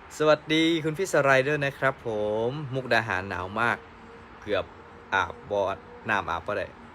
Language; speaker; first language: Thai; native; Thai